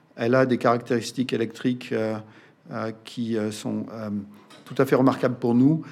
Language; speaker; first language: French; native; French